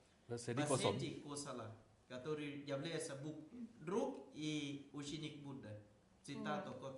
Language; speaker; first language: Russian; non-native, learner; Thai